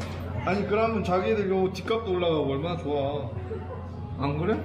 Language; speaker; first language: Korean; native; Korean